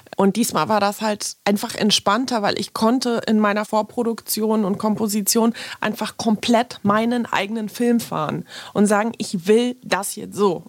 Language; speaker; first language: German; early bilingual, other home language; Polish